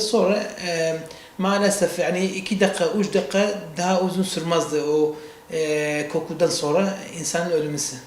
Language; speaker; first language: Turkish; non-native, learner; Central Kurdish